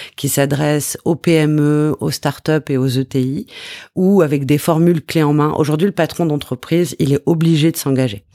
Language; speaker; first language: French; native; French